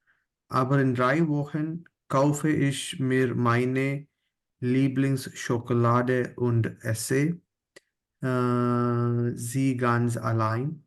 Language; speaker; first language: German; non-native, learner; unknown